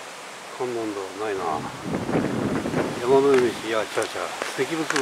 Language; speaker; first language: Japanese; native; Japanese